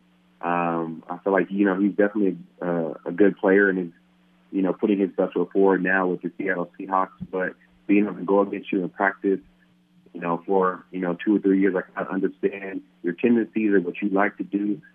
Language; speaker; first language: English; native; English